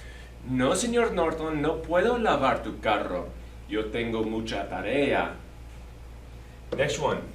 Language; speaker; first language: Spanish; non-native, fluent; English